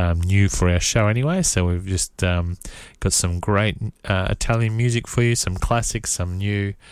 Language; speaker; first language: English; native; English